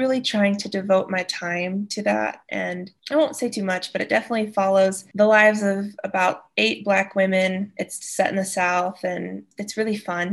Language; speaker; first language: English; native; English